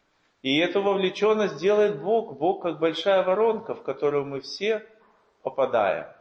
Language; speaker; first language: Russian; native; Russian